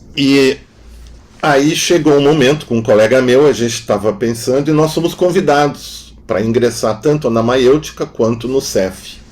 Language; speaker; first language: Portuguese; non-native, local second language; German